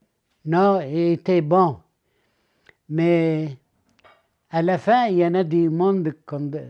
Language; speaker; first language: French; non-native, learner; Arabic